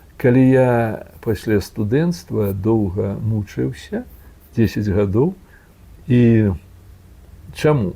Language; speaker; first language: Belarusian; native; Belarusian